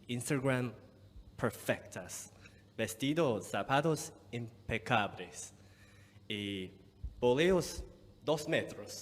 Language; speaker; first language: Spanish; non-native, fluent; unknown